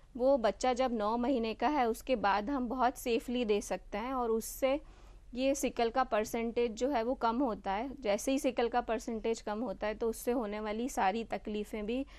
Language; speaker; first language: Hindi; non-native, local second language; Gujarati